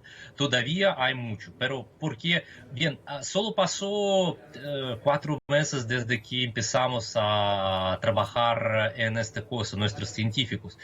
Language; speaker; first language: Spanish; non-native, fluent; Russian